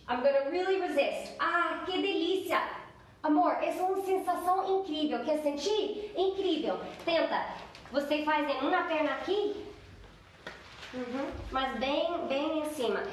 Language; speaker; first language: Portuguese; non-native, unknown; English